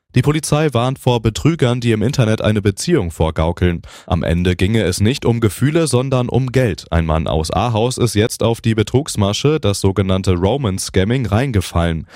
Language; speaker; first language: German; native; German